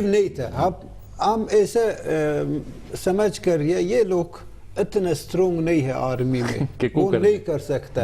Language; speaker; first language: Hindi; non-native, learner; Turkish